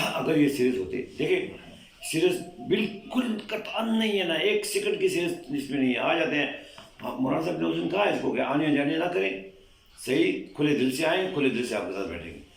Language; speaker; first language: Urdu; non-native, local second language; Pashto